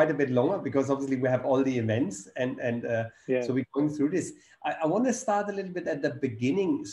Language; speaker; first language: English; non-native, fluent; German